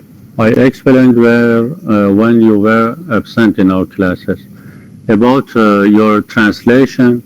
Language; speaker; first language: English; non-native, fluent; Persian